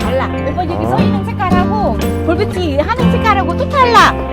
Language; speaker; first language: Korean; non-native, fluent; Vietnamese